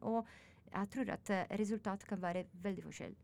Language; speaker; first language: Norwegian; non-native, learner; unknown